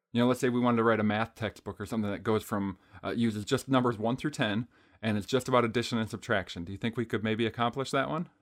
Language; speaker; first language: English; native; English